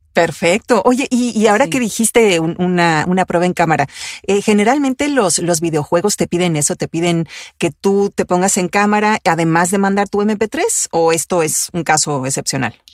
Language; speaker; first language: Spanish; early bilingual, other home language; Italian